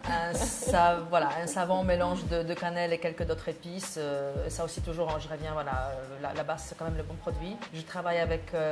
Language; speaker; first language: French; non-native, fluent; Polish